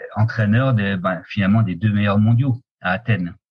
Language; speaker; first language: French; native; French